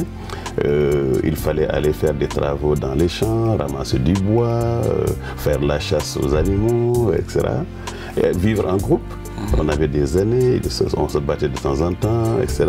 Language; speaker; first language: French; non-native, local second language; Wolof